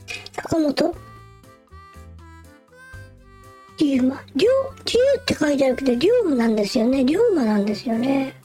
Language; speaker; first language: Japanese; native; Japanese